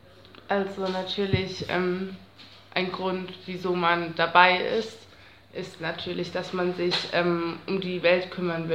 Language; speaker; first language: German; native; German